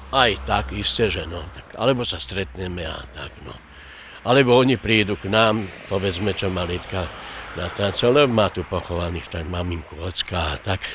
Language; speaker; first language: Slovak; native; Slovak